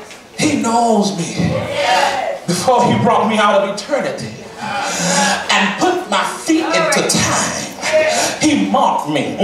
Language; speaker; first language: English; native; English